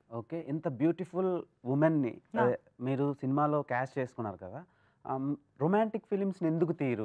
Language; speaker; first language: Telugu; native; Telugu